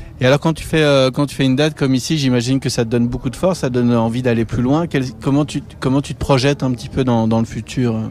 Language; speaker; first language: French; native; French